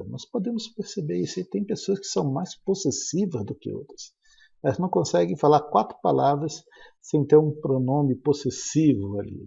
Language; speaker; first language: Portuguese; native; Portuguese